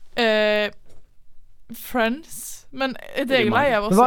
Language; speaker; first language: Norwegian; native; Norwegian